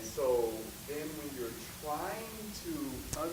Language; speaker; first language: English; native; English